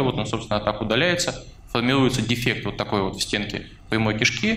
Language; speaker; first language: Russian; native; Russian